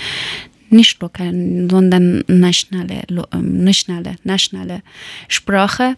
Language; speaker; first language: German; non-native, learner; Persian